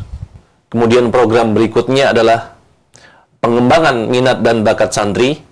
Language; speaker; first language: Indonesian; native; Indonesian